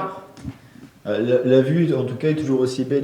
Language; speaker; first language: French; native; French